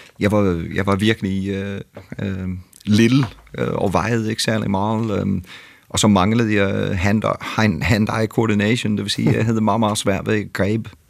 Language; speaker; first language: Danish; non-native, fluent; English